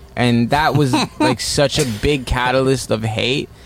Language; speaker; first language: English; native; English